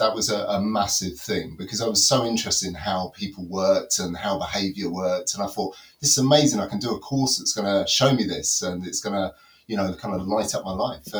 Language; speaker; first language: English; native; English